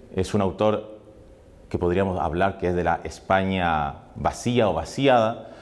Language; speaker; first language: Spanish; native; Spanish